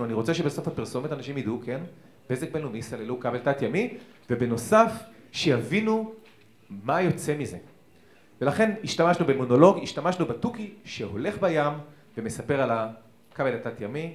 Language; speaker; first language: Hebrew; native; Hebrew